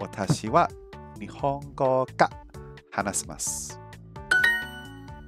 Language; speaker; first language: Japanese; non-native, learner; English